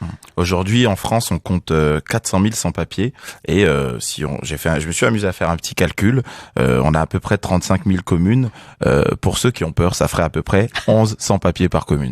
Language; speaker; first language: French; native; French